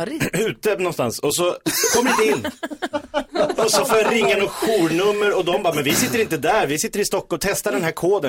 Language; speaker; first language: Swedish; native; Swedish